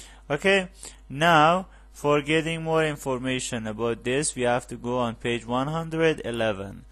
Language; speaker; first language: English; non-native, fluent; Persian